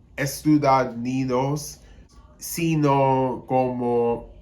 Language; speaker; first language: Spanish; early bilingual, heritage; Spanish